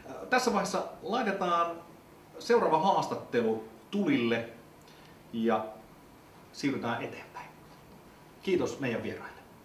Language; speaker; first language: Finnish; native; Finnish